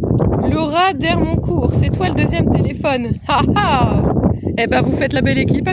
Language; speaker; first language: French; native; French